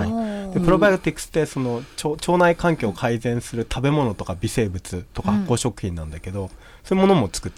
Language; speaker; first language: Japanese; native; Japanese